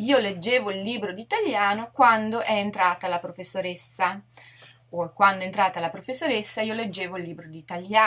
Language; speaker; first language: Italian; non-native, fluent; English